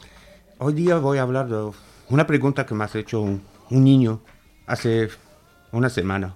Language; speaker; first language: Spanish; non-native, fluent; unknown